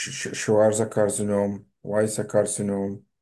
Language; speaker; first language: German; non-native, fluent; Turkish